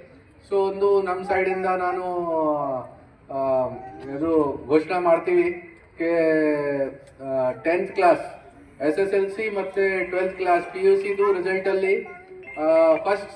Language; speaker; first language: Kannada; non-native, fluent; Hindi